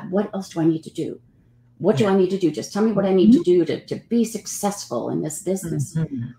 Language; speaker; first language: English; native; English